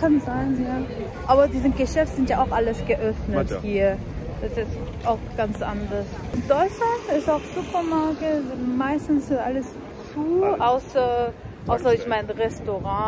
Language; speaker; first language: German; non-native, learner; Korean